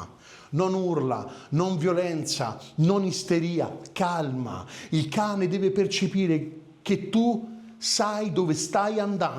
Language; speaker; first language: Italian; native; Italian